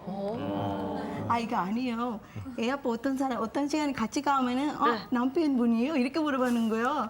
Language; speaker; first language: Korean; non-native, learner; Sinhala